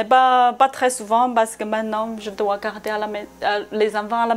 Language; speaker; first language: French; non-native, learner; Chinese